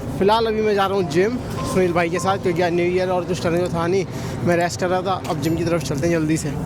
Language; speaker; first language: Hindi; native; Hindi